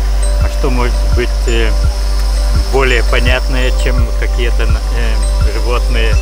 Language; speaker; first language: Russian; non-native, fluent; Lithuanian